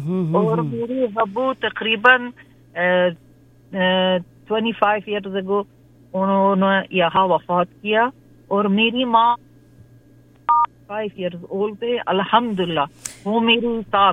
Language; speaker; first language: Hindi; non-native, learner; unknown